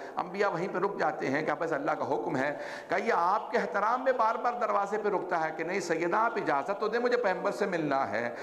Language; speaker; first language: Urdu; native; Urdu